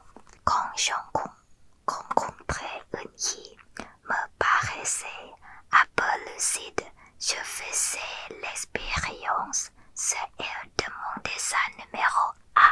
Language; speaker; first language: French; non-native, learner; Thai